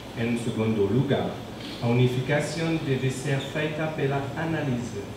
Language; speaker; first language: Portuguese; non-native, learner; French